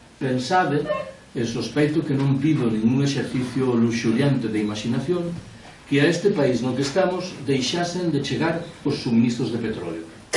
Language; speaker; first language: Galician; non-native, local second language; Spanish